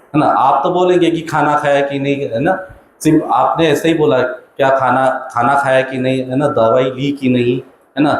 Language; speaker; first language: Hindi; non-native, local second language; Marathi